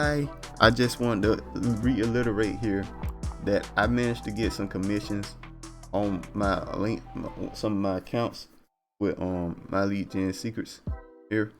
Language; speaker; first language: English; native; English